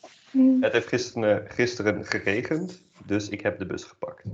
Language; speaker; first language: Dutch; native; Dutch